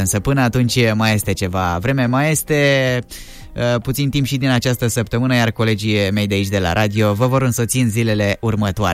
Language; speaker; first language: Romanian; native; Romanian